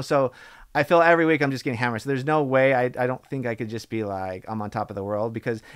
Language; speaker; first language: English; native; English